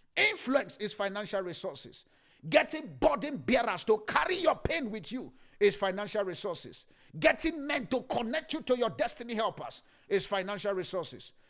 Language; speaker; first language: English; non-native, local second language; Yoruba